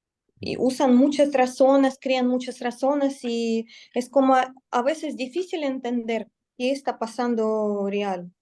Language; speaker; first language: Spanish; non-native, learner; Russian